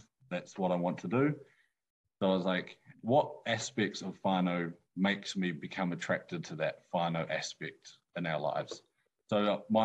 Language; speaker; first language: English; native; English